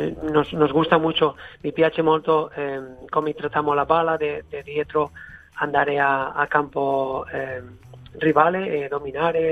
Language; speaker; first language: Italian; non-native, fluent; Spanish